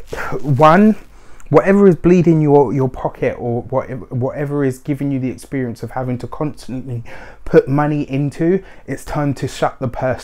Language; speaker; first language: English; native; English